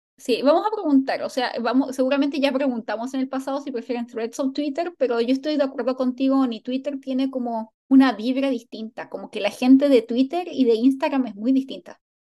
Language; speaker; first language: Spanish; native; Spanish